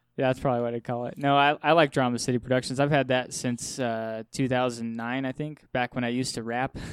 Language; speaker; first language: English; native; English